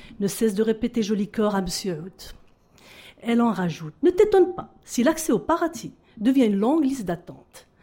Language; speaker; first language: French; non-native, local second language; Arabic